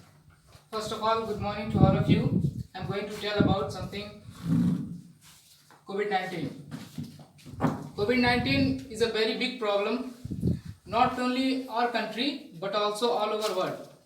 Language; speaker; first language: English; non-native, learner; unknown